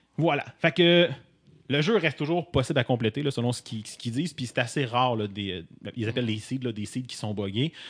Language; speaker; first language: French; native; French